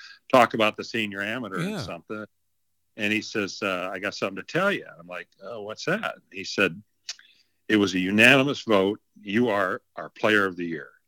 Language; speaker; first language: English; native; English